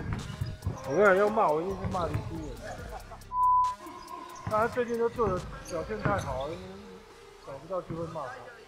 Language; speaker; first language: Chinese; native; Chinese